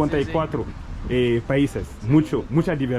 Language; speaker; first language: Spanish; non-native, local second language; French